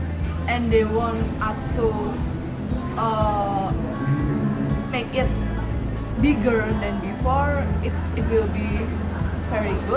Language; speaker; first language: English; non-native, learner; Indonesian